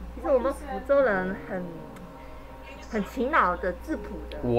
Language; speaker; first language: Chinese; non-native, local second language; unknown